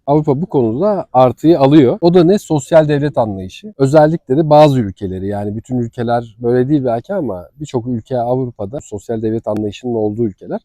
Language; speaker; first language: Turkish; native; Turkish